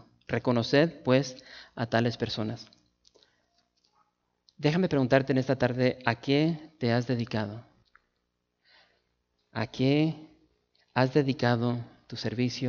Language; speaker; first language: Spanish; native; Spanish